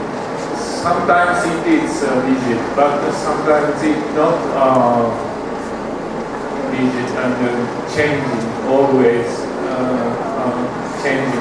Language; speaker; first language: English; non-native, learner; Japanese